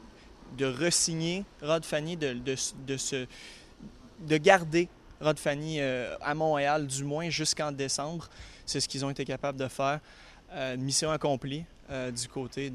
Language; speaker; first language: French; native; French